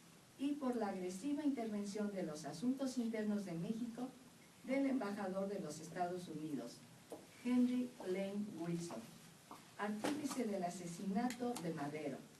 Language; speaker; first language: Spanish; native; Spanish